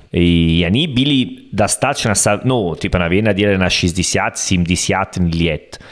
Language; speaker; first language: Russian; non-native, learner; Italian